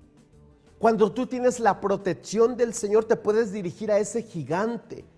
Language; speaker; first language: Spanish; native; Spanish